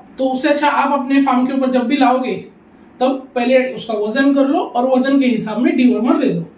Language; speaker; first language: Hindi; non-native, local second language; Urdu